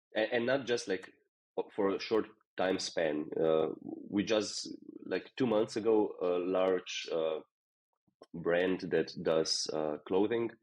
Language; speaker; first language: English; non-native, fluent; Slovenian